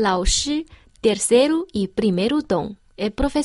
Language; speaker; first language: Portuguese; non-native, fluent; Chinese